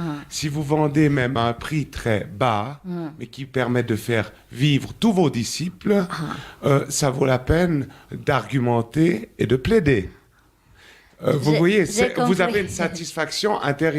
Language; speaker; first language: French; native; French